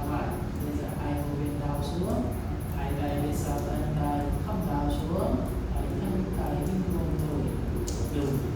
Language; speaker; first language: Vietnamese; non-native, learner; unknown